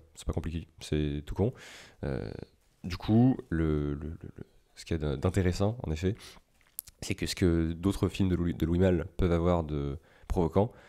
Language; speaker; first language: French; native; French